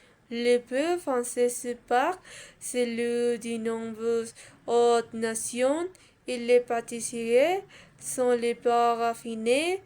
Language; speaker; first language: French; non-native, learner; Spanish